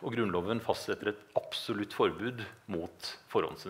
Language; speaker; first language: Norwegian; native; Norwegian